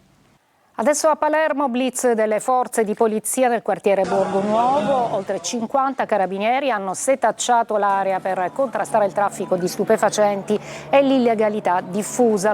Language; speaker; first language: Italian; native; Italian